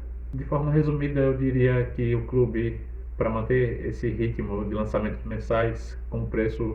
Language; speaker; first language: Portuguese; native; Portuguese